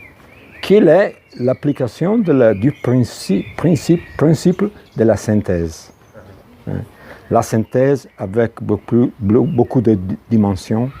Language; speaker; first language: French; non-native, fluent; Italian